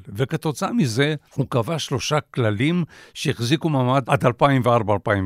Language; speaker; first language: Hebrew; non-native, fluent; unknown